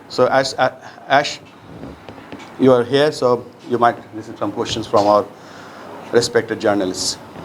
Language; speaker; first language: English; non-native, local second language; Bangla